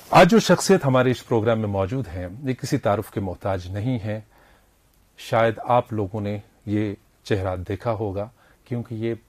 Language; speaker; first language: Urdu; non-native, local second language; Kashmiri